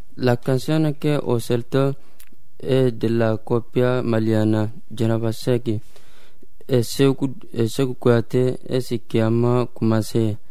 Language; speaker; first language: Italian; non-native, learner; Bambara